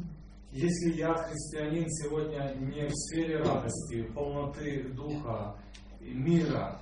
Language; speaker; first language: Russian; non-native, local second language; Ukrainian